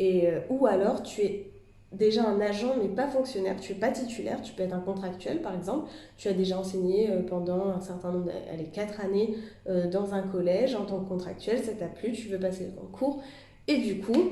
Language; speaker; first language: French; native; French